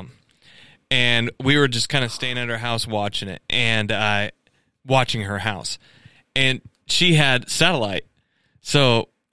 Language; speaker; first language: English; native; English